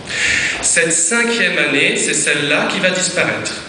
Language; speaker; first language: French; native; French